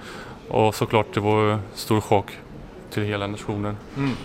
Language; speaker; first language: Swedish; non-native, fluent; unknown